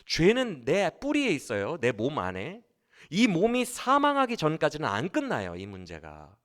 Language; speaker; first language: Korean; native; Korean